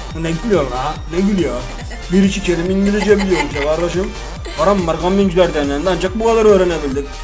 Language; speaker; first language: Turkish; native; Turkish